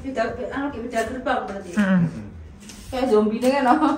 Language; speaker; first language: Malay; non-native, local second language; Javanese